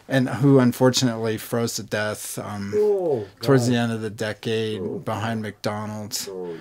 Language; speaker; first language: English; native; English